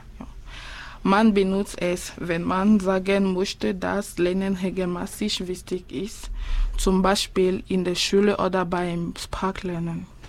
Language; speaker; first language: German; non-native, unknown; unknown